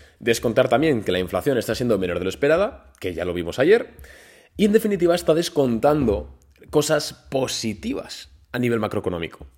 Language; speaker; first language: Spanish; native; Spanish